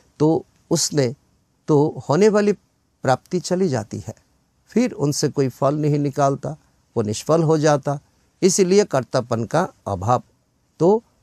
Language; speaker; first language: Hindi; non-native, local second language; Bangla